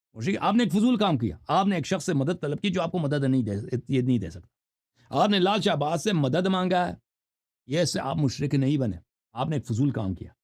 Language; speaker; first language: Urdu; non-native, fluent; Persian